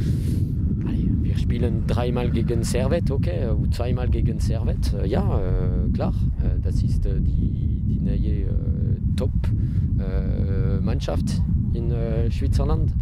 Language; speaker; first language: German; non-native, learner; French